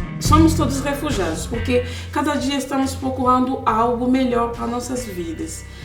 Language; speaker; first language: Portuguese; non-native, fluent; Swahili